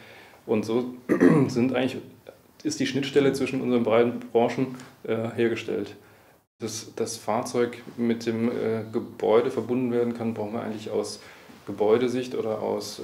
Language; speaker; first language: German; native; German